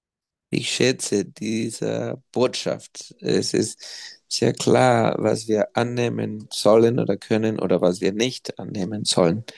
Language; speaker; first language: German; non-native, fluent; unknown